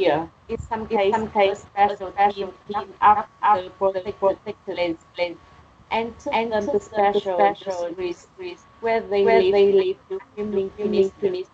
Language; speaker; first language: English; non-native, learner; Vietnamese